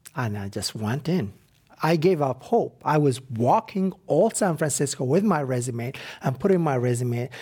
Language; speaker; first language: English; non-native, fluent; Arabic